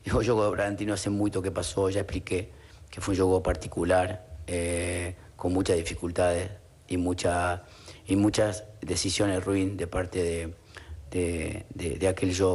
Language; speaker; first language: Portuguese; non-native, learner; Spanish